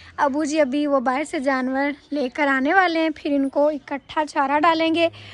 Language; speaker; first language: Urdu; non-native, local second language; Punjabi